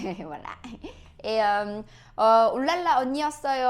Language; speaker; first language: French; non-native, learner; Korean